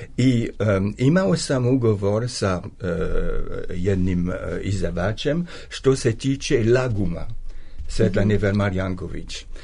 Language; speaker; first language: Serbian; non-native, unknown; French